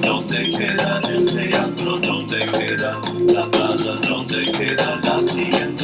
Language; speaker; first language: Spanish; non-native, fluent; English